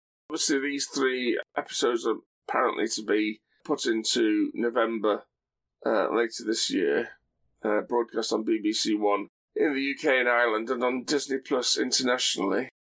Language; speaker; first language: English; native; English